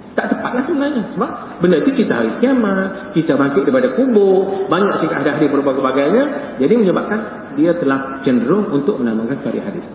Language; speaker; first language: Malay; native; Malay